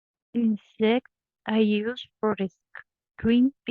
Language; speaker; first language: English; non-native, learner; Spanish